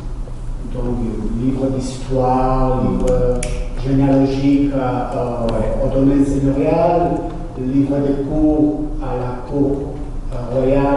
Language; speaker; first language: French; non-native, fluent; Portuguese